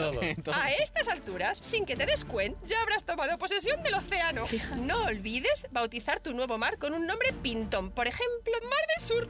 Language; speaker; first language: Spanish; native; Spanish